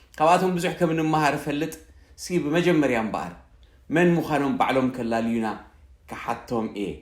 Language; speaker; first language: Tigrinya; native; Tigrinya